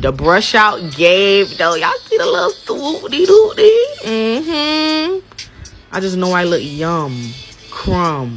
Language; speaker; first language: English; native; English